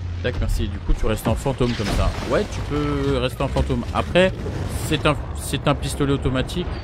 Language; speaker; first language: French; native; French